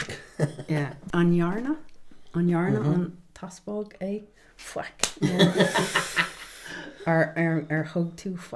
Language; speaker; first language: Irish; non-native, local second language; English